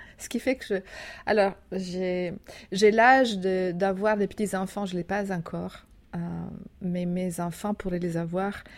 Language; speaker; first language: French; non-native, fluent; Italian